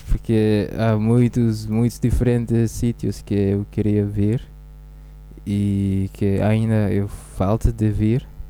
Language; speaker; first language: Portuguese; non-native, learner; Dutch